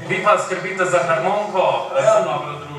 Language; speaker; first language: Slovenian; native; Slovenian